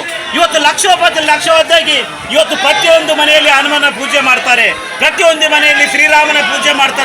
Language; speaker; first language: Kannada; native; Kannada